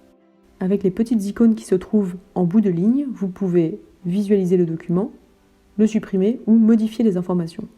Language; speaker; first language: French; native; French